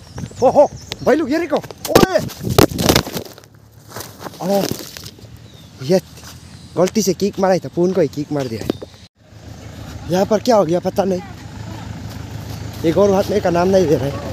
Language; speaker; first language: Hindi; non-native, local second language; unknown